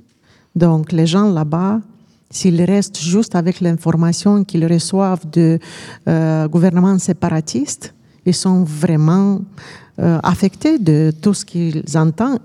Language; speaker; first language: French; non-native, fluent; Romanian